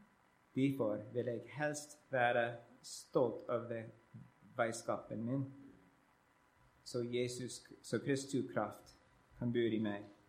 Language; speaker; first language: Norwegian; non-native, learner; English